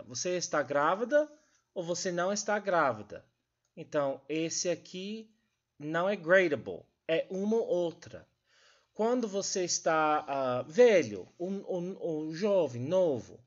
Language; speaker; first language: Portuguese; non-native, learner; English